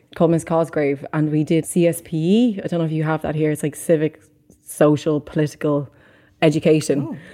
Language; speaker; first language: English; native; English